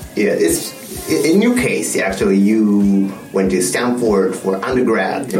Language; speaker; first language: English; non-native, fluent; Japanese